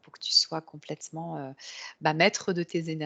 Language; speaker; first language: French; native; French